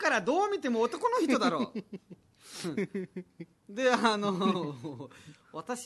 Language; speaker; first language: Japanese; non-native, fluent; Nepali